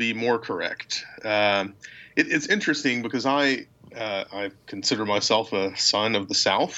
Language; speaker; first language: English; native; English